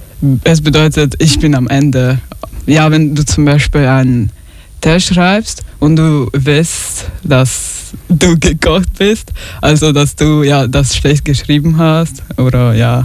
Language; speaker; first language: German; early bilingual, other home language; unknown